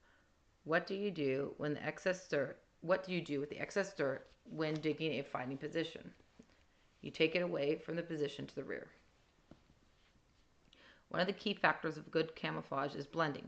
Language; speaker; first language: English; native; English